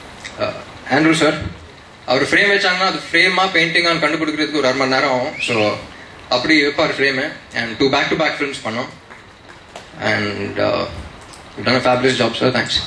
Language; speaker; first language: Tamil; non-native, local second language; Telugu